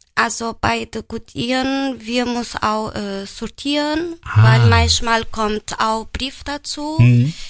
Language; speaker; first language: German; non-native, fluent; Portuguese